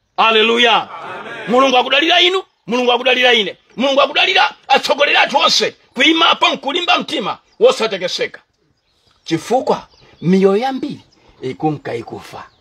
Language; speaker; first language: Nyanja; native; Nyanja